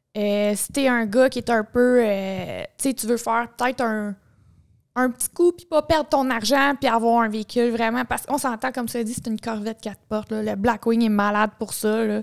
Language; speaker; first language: French; native; French